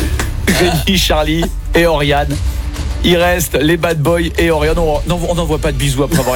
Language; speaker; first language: French; native; French